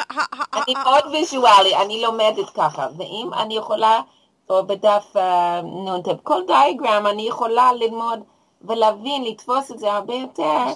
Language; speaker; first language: Hebrew; non-native, fluent; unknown